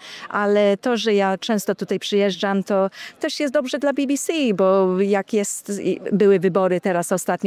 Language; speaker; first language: Polish; early bilingual, heritage; Polish